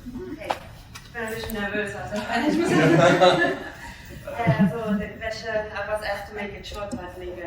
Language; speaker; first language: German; non-native, fluent; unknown